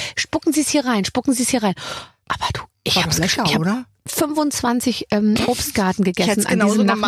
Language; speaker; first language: German; native; German